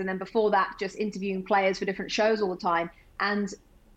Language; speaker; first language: English; native; English